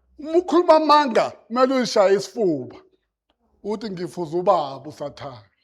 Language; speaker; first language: Zulu; native; Zulu